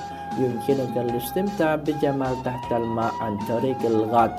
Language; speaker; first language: Arabic; non-native, fluent; Indonesian